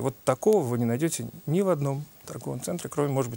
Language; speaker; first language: Russian; native; Russian